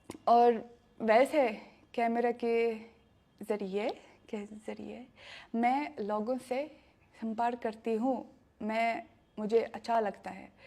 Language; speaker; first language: Hindi; non-native, fluent; Russian